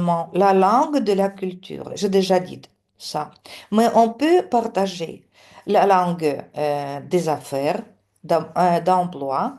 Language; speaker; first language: French; non-native, fluent; Russian